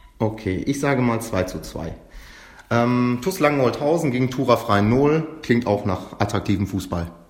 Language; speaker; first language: German; native; German